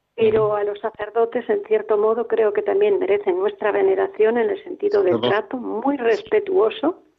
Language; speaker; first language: Spanish; native; Spanish